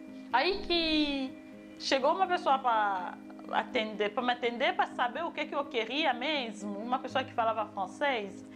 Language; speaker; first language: Portuguese; non-native, fluent; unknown